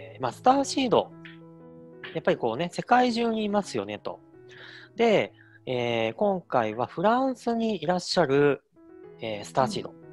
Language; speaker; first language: Japanese; native; Japanese